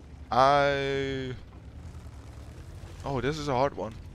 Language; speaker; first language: English; non-native, fluent; Dutch